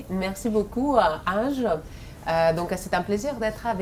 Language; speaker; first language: French; non-native, fluent; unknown